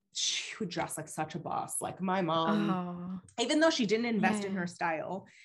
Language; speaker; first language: English; early bilingual, other home language; Spanish